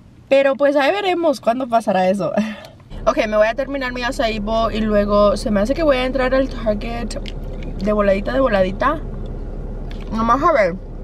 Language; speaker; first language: Spanish; early bilingual, heritage; Spanish